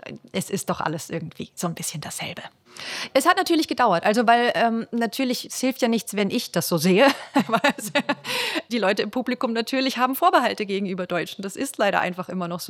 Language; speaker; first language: German; native; German